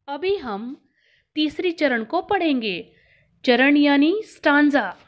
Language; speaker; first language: Hindi; non-native, local second language; Kannada